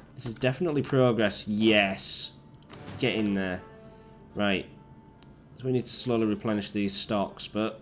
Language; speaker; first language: English; native; English